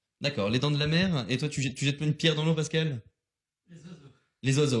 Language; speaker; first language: French; native; French